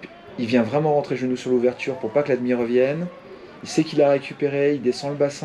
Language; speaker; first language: French; native; French